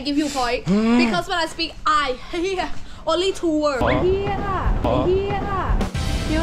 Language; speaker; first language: English; non-native, learner; Thai